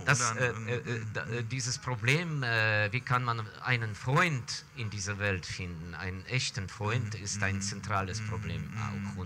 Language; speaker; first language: German; non-native, fluent; Ukrainian